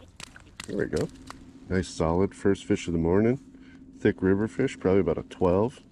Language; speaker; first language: English; native; English